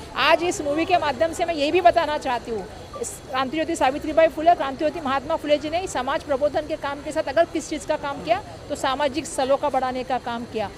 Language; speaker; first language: Hindi; non-native, local second language; Marathi